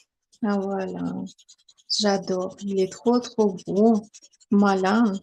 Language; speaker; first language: French; non-native, fluent; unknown